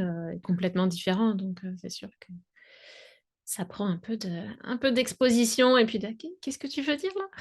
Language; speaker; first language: French; native; French